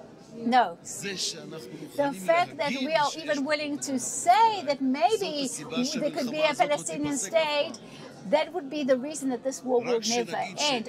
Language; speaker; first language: English; non-native, fluent; Hebrew